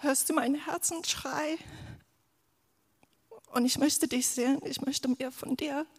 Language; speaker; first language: German; non-native, fluent; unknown